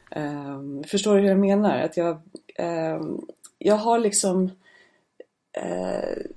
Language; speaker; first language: Swedish; non-native, fluent; English